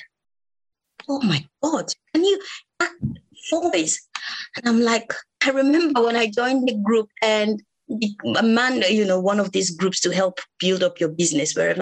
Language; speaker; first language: English; non-native, local second language; Igbo